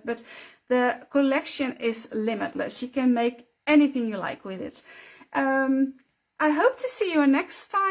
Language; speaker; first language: English; non-native, fluent; Dutch